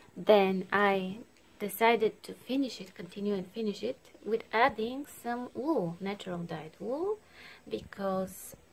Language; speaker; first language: English; non-native, fluent; Bulgarian